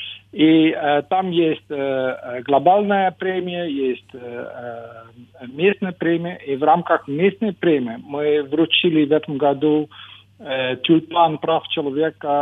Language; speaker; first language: Ukrainian; non-native, learner; Dutch